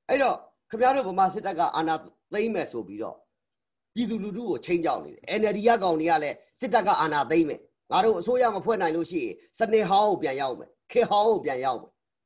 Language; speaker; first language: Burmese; native; Burmese